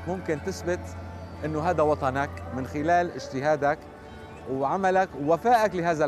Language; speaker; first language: Arabic; native; Arabic